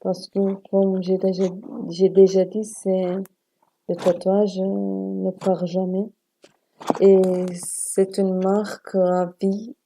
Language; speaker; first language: French; non-native, learner; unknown